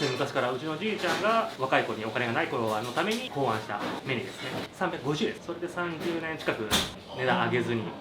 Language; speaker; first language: Japanese; native; Japanese